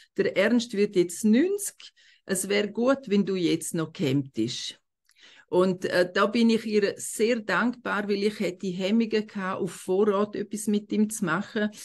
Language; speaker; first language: German; non-native, local second language; Romansh